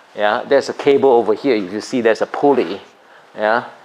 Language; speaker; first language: English; non-native, local second language; Min Nan Chinese